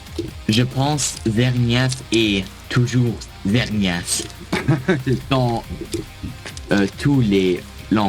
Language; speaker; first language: French; non-native, learner; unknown